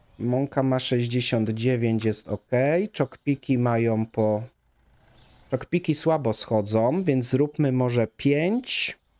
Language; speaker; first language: Polish; native; Polish